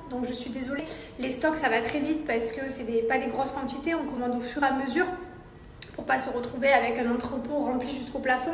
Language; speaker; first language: French; native; French